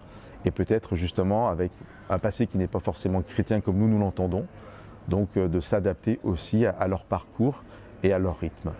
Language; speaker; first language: French; native; French